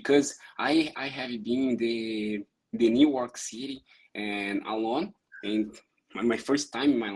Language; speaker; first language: English; non-native, learner; Portuguese